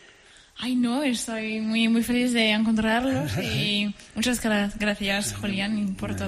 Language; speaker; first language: Spanish; non-native, learner; French